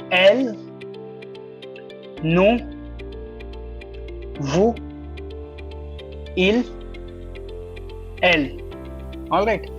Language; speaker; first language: French; non-native, fluent; Hindi